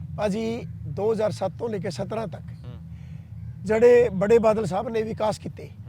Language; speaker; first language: Punjabi; non-native, local second language; Hindi